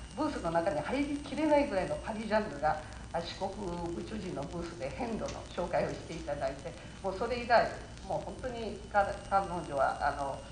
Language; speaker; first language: Japanese; native; Japanese